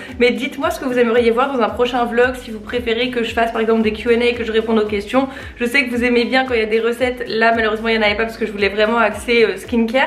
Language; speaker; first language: French; native; French